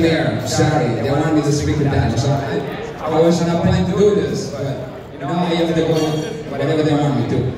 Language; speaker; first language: English; non-native, fluent; Italian